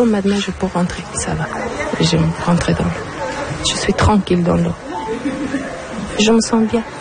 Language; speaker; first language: French; non-native, learner; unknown